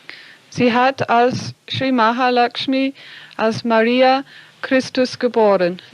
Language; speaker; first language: German; non-native, fluent; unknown